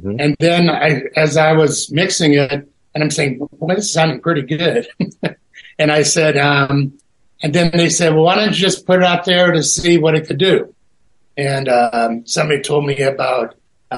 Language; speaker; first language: English; native; English